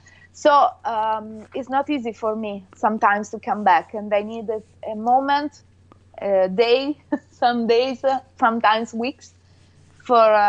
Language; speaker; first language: English; non-native, fluent; Italian